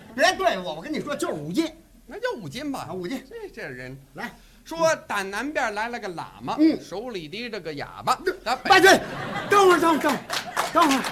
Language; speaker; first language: Chinese; non-native, fluent; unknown